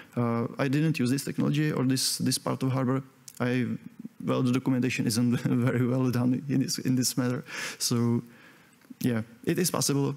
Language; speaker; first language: English; non-native, fluent; Czech